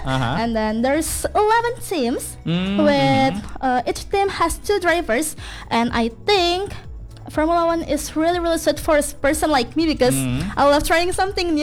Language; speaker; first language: English; non-native, learner; Indonesian